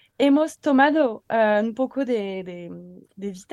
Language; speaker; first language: Spanish; non-native, learner; French